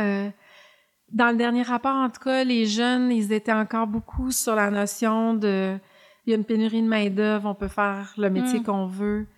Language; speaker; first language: French; native; French